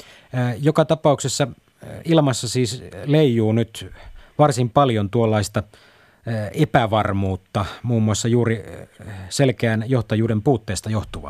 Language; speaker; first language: Finnish; native; Finnish